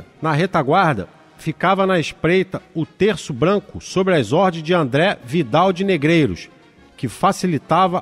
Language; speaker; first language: Portuguese; native; Portuguese